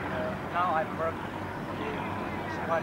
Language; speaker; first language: English; non-native, learner; Chinese